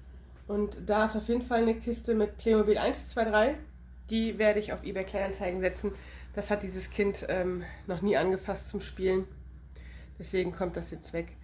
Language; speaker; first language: German; native; German